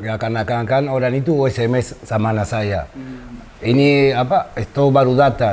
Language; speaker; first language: Indonesian; non-native, fluent; Spanish